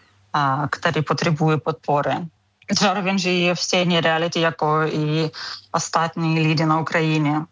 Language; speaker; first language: Czech; non-native, learner; Ukrainian